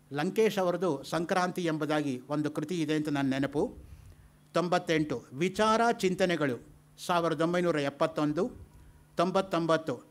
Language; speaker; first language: Kannada; native; Kannada